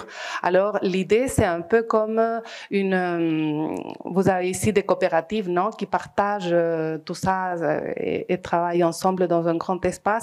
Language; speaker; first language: French; non-native, fluent; Spanish